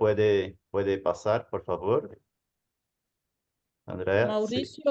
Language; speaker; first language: Spanish; non-native, fluent; Portuguese